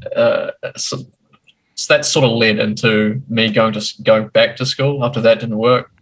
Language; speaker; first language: English; native; English